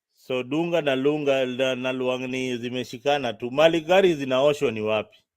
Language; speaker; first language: Swahili; non-native, local second language; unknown